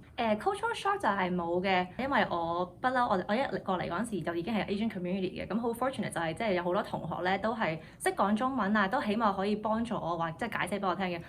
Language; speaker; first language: Cantonese; early bilingual, heritage; Cantonese